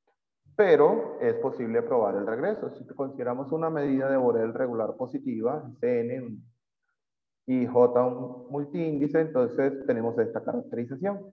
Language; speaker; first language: Spanish; native; Spanish